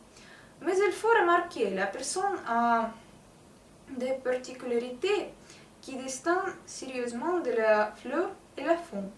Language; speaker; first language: French; non-native, learner; Russian